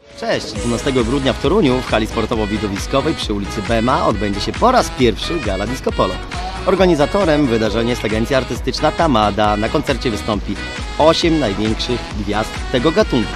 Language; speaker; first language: Polish; native; Polish